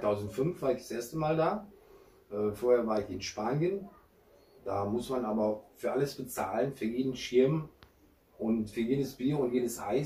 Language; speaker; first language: German; native; German